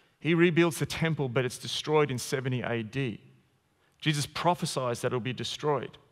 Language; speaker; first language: English; native; English